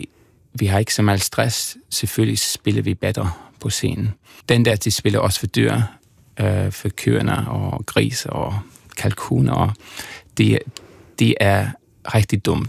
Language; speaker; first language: Danish; non-native, fluent; English